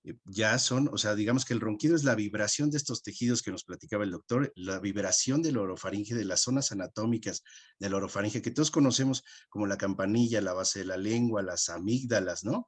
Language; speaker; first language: Spanish; native; Spanish